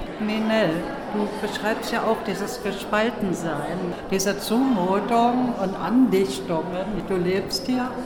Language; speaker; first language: German; native; German